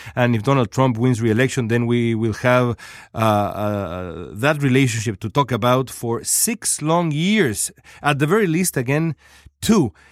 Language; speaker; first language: English; non-native, fluent; Spanish